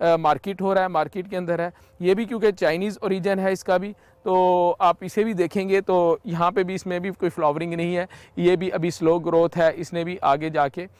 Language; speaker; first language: Urdu; native; Urdu